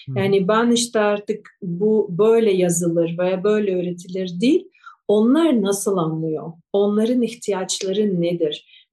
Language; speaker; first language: Turkish; non-native, fluent; Russian